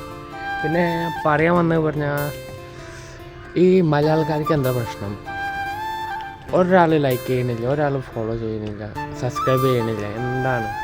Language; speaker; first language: Malayalam; non-native, local second language; Assamese